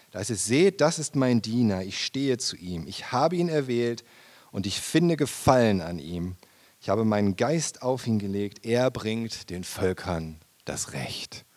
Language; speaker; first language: German; native; German